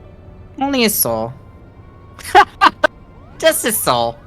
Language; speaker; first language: English; native; English